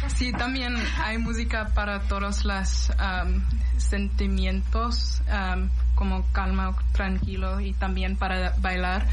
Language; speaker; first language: Spanish; non-native, learner; English